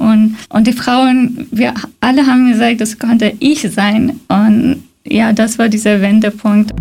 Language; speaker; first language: German; non-native, fluent; Persian